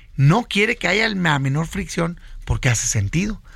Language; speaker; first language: Spanish; native; Spanish